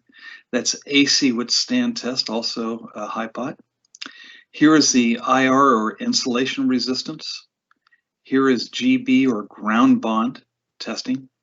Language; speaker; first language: English; native; English